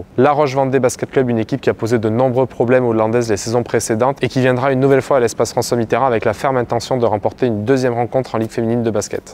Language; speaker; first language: French; native; French